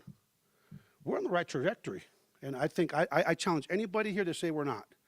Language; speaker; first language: English; early bilingual, heritage; Spanish